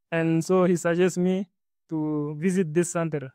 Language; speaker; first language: English; non-native, learner; Arabic